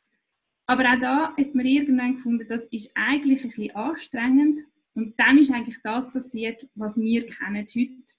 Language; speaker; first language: German; native; German